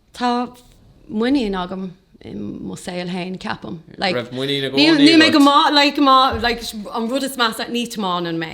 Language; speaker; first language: Irish; non-native, local second language; English